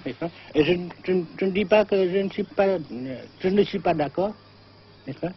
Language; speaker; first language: French; non-native, fluent; Vietnamese